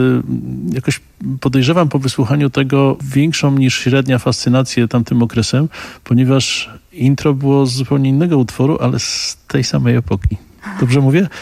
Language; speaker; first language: Polish; native; Polish